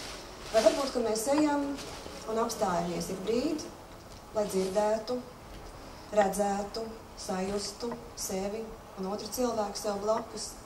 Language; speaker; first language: Latvian; native; Latvian